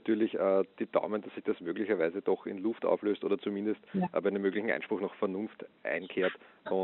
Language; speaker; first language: German; native; German